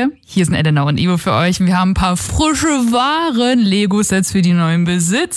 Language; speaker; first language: German; native; German